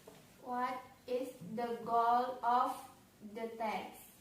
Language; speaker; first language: English; non-native, learner; Indonesian